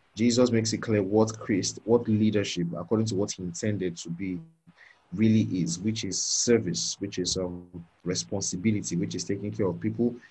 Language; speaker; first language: English; non-native, local second language; Yoruba